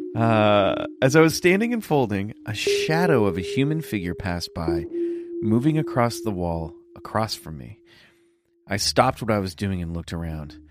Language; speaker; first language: English; native; English